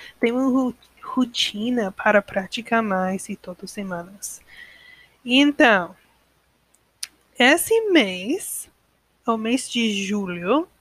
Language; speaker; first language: Portuguese; non-native, learner; English